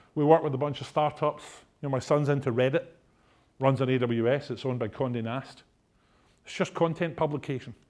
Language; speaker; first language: English; native; English